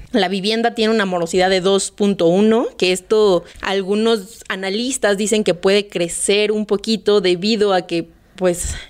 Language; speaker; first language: Spanish; native; Spanish